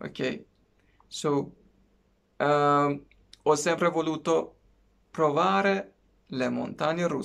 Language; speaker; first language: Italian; non-native, fluent; Persian